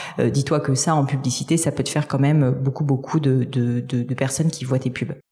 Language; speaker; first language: French; native; French